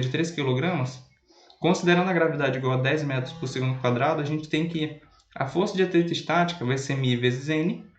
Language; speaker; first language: Portuguese; native; Portuguese